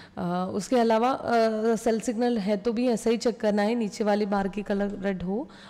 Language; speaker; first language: Hindi; non-native, local second language; Malayalam